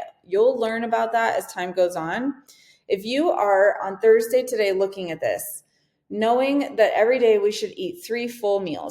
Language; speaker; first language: English; native; English